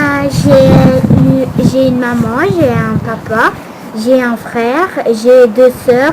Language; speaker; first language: French; early bilingual, other home language; Albanian